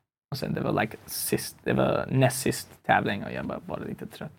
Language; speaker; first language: Swedish; non-native, fluent; English